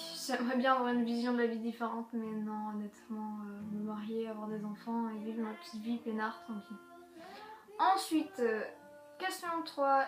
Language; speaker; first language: French; native; French